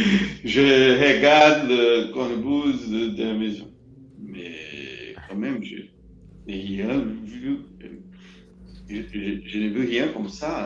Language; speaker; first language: French; non-native, learner; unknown